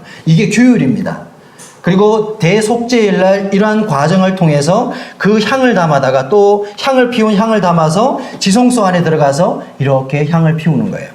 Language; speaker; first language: Korean; native; Korean